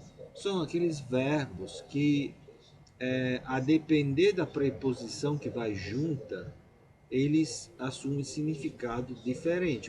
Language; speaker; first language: Portuguese; non-native, fluent; Italian